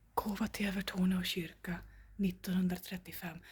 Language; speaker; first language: Swedish; early bilingual, other home language; English